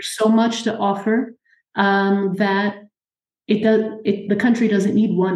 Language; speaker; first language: English; native; English